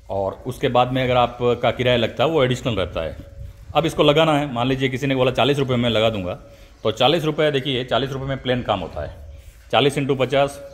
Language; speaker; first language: Hindi; native; Hindi